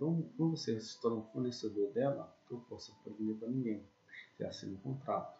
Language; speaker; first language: Portuguese; native; Portuguese